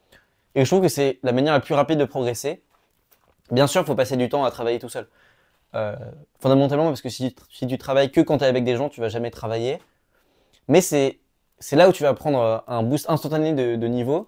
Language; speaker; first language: French; native; French